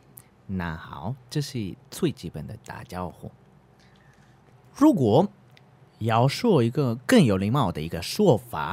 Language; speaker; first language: Chinese; non-native, learner; Spanish